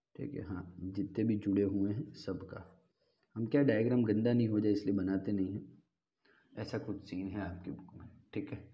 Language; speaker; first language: Hindi; non-native, local second language; Gujarati